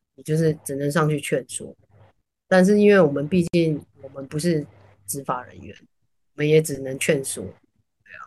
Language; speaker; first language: Chinese; native; Chinese